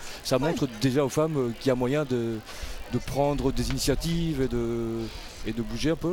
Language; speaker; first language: French; native; French